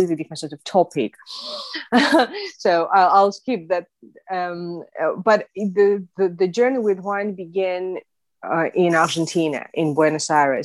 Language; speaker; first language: English; non-native, fluent; Russian